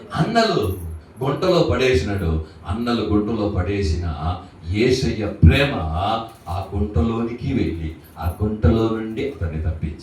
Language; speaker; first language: Telugu; native; Telugu